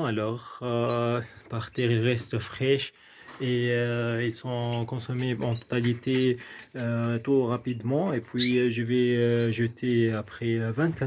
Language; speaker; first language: French; non-native, local second language; Arabic